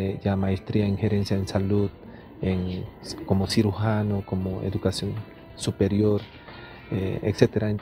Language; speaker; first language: Spanish; non-native, fluent; Korean